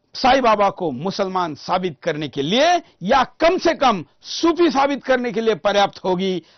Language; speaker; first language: Hindi; non-native, local second language; Marathi